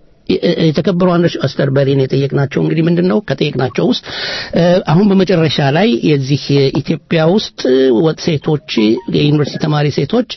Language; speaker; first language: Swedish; non-native, fluent; Amharic